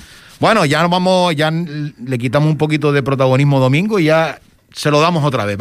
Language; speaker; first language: Spanish; native; Spanish